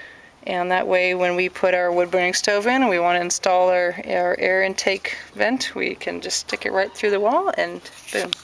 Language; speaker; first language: English; native; English